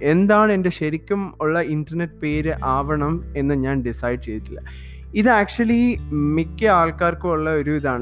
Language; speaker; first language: Malayalam; early bilingual, heritage; Malayalam